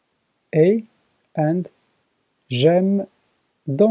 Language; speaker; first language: French; non-native, learner; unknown